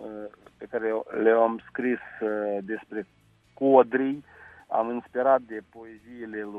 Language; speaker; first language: Romanian; non-native, local second language; Russian